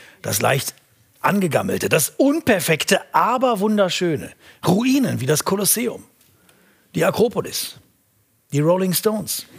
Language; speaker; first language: German; native; German